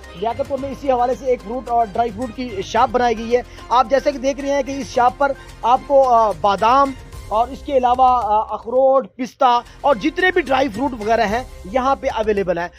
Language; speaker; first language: Urdu; non-native, local second language; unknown